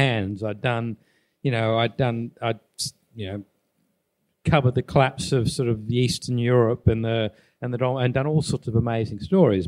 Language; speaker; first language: English; native; English